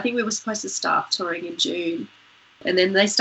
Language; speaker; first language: English; native; English